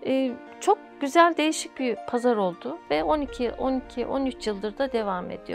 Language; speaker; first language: Turkish; native; Turkish